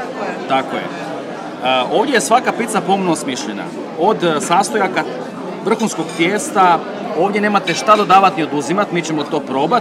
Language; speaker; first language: Croatian; native; Croatian